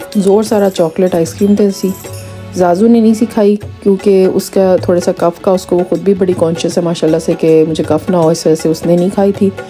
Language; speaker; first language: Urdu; non-native, local second language; Punjabi